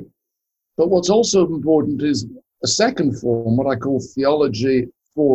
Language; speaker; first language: English; native; English